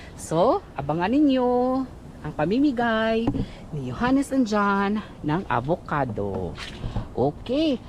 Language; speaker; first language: Filipino; non-native, local second language; Cebuano